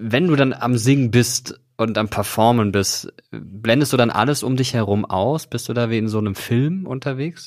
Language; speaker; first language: German; native; German